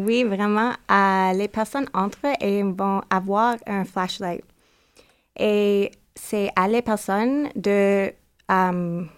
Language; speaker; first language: French; non-native, learner; English